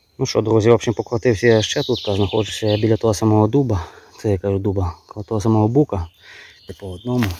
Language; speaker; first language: Ukrainian; native; Ukrainian